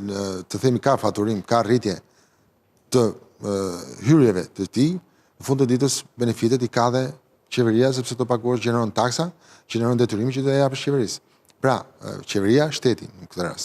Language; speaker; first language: Albanian; native; Albanian